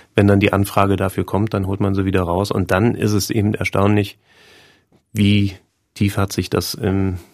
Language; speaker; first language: German; native; German